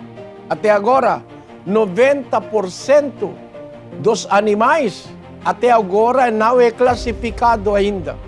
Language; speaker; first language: Portuguese; non-native, learner; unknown